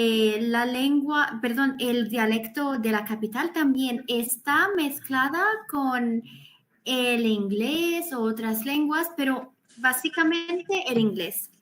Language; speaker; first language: Spanish; non-native, fluent; Arabic